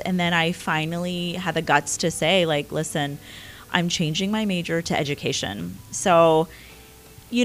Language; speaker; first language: English; early bilingual, other home language; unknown